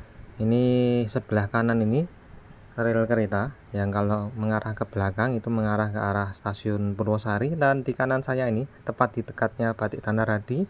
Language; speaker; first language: Indonesian; native; Indonesian